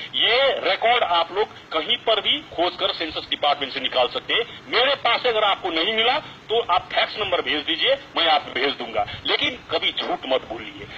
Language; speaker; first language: Hindi; non-native, local second language; Nepali